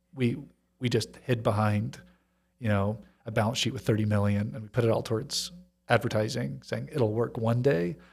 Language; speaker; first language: English; native; English